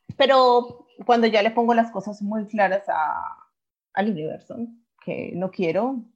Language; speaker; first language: Spanish; native; Spanish